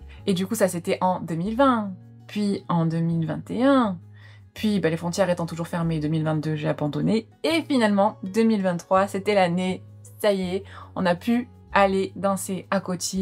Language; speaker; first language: French; native; French